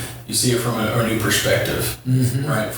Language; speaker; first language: English; native; English